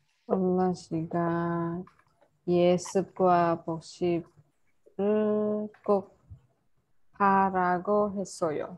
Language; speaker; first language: Korean; non-native, learner; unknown